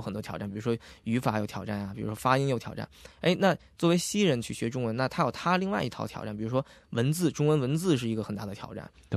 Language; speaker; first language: Chinese; native; Chinese